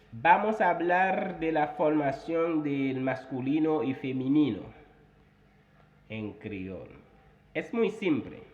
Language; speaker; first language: Spanish; non-native, fluent; Haitian Creole